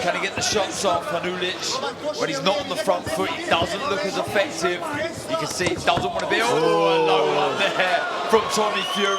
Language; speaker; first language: English; native; English